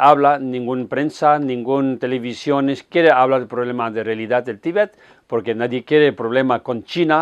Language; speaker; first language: Spanish; non-native, fluent; Tibetan